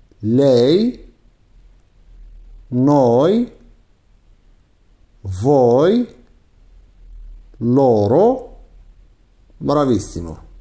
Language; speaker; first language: Italian; non-native, fluent; Arabic